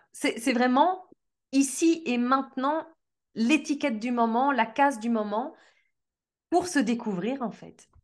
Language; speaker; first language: French; early bilingual, other home language; Portuguese